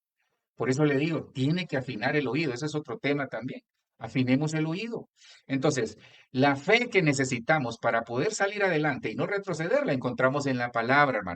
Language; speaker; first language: Spanish; native; Spanish